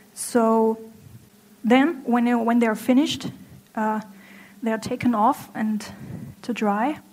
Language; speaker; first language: English; non-native, fluent; German